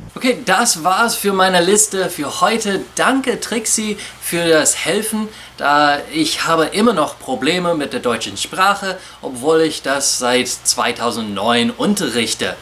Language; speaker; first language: German; non-native, fluent; English